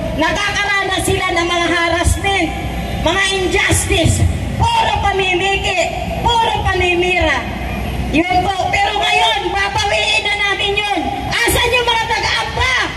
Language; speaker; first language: Filipino; non-native, local second language; Waray